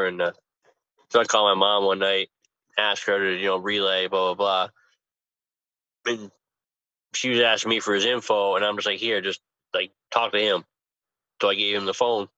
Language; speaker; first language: English; native; English